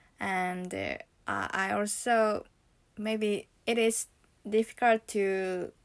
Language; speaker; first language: English; non-native, learner; Japanese